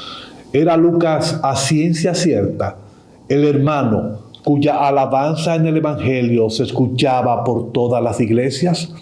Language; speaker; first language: Spanish; native; Spanish